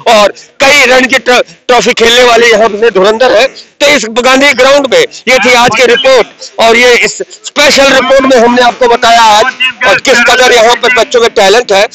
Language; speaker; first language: Hindi; non-native, local second language; Punjabi